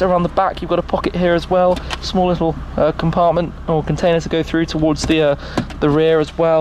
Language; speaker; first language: English; native; English